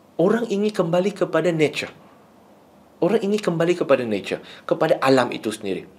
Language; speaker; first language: Malay; non-native, local second language; Chinese